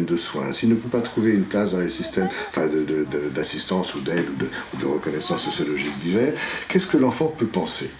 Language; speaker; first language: French; native; French